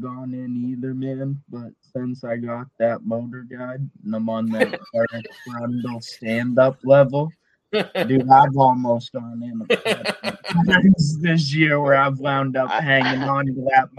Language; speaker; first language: English; native; English